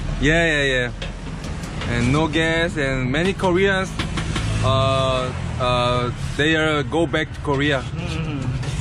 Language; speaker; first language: English; non-native, learner; Korean